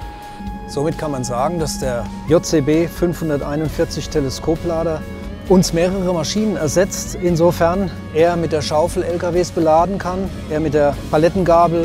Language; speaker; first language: German; native; German